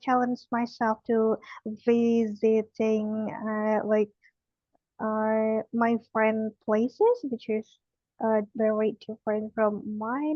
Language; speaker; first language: English; non-native, learner; Indonesian